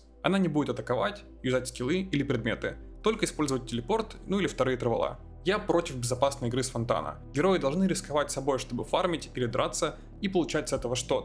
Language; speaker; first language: Russian; native; Russian